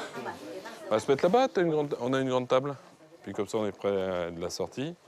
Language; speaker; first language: French; native; French